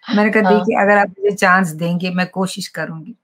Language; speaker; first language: Hindi; non-native, local second language; Kashmiri